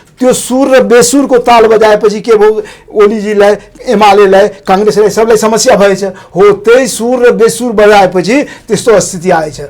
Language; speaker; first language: Nepali; non-native, local second language; Maithili